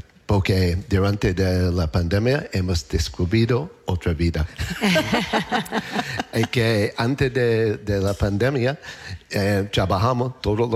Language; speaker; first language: Spanish; non-native, learner; English